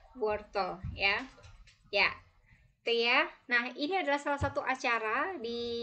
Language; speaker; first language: Indonesian; native; Indonesian